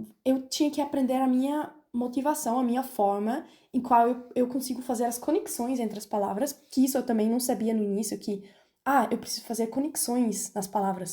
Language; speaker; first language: Portuguese; non-native, fluent; German